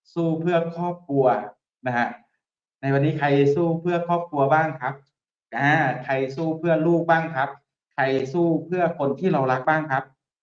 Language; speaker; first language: Thai; native; Thai